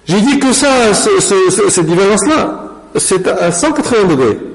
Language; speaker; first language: French; non-native, local second language; Arabic